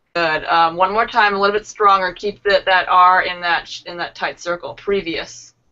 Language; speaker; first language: English; native; English